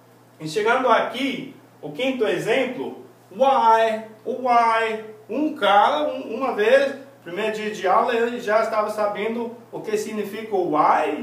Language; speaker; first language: Portuguese; non-native, fluent; English